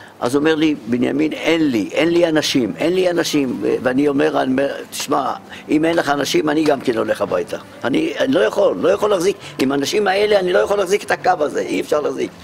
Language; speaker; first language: Hebrew; native; Hebrew